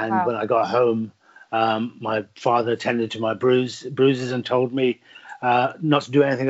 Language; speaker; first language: English; native; English